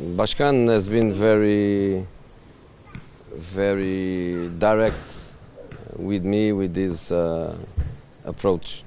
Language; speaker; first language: English; non-native, fluent; Portuguese